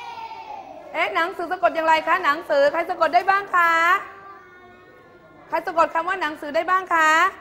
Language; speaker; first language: Thai; native; Thai